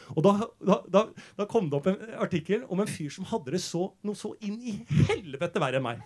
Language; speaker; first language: Norwegian; native; Norwegian